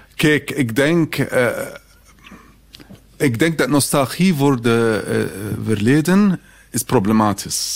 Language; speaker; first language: Dutch; non-native, fluent; Arabic